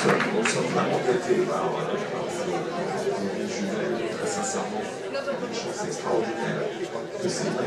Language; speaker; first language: French; native; French